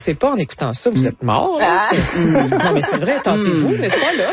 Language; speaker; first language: French; native; French